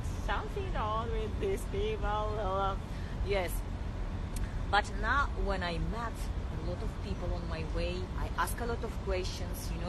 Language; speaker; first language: English; non-native, learner; Russian